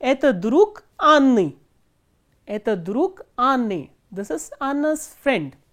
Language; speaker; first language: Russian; non-native, fluent; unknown